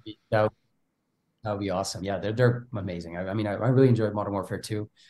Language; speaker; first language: English; non-native, fluent; Bulgarian